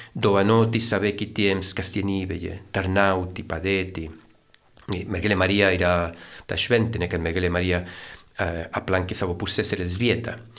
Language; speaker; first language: Lithuanian; non-native, fluent; Spanish